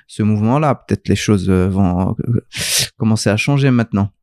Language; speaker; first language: French; non-native, local second language; Arabic